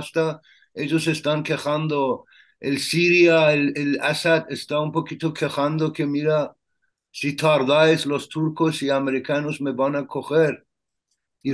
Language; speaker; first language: Spanish; non-native, learner; Persian